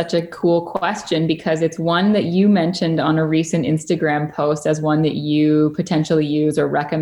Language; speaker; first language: English; native; English